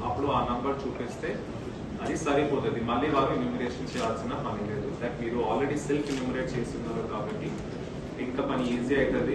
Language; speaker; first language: Telugu; non-native, fluent; Hindi